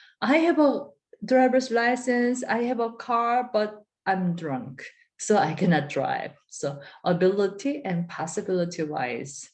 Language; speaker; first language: English; non-native, fluent; Korean